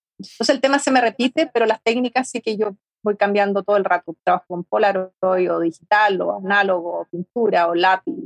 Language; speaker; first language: Spanish; native; Spanish